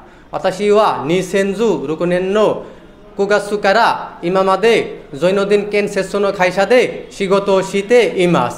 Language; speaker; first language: Japanese; non-native, learner; Bangla